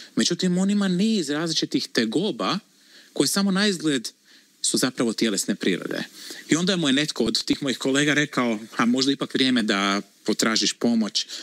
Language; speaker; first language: Croatian; native; Croatian